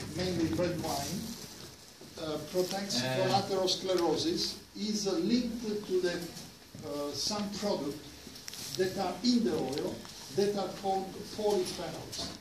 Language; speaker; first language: English; non-native, fluent; Italian